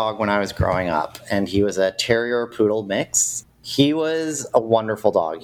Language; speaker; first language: English; native; English